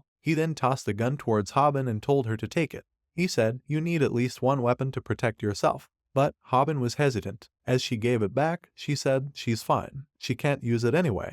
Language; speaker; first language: English; non-native, local second language; Hindi